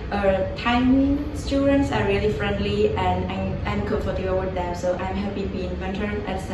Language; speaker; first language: English; non-native, fluent; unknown